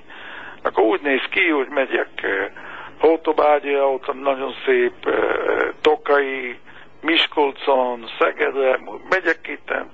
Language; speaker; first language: Hungarian; non-native, fluent; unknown